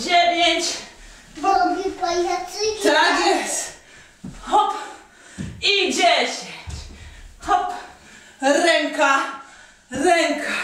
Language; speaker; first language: Polish; native; Polish